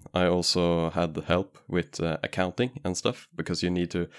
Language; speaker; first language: English; non-native, fluent; Norwegian